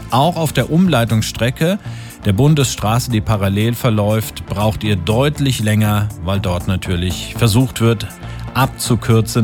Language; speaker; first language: German; native; German